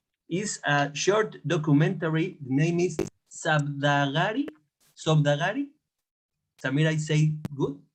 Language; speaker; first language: English; non-native, fluent; Spanish